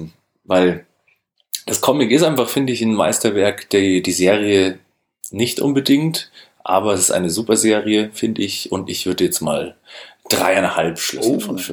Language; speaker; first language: German; native; German